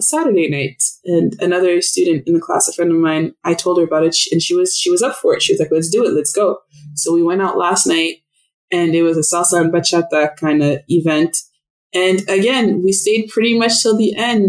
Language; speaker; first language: English; non-native, fluent; French